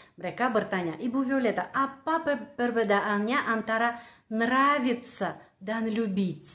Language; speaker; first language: Indonesian; non-native, fluent; Russian